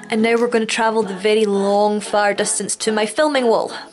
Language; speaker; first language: English; native; English